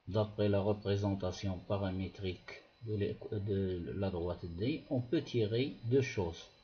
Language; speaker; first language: French; non-native, local second language; Arabic